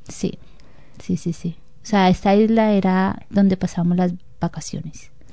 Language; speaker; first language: Spanish; native; Spanish